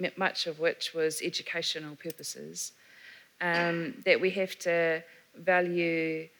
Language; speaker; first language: English; native; English